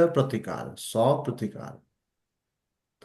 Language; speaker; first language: Portuguese; non-native, learner; Bangla